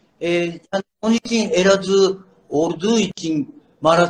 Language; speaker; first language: Turkish; non-native, learner; Japanese